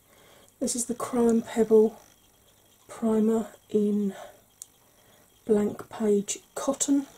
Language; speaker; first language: English; native; English